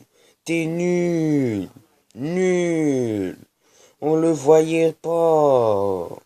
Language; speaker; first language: French; native; French